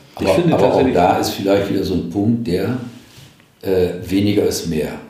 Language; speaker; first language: German; native; German